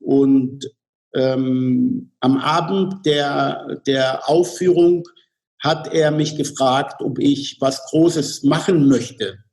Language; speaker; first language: German; non-native, fluent; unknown